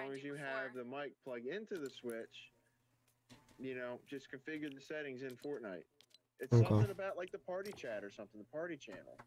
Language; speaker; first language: English; native; English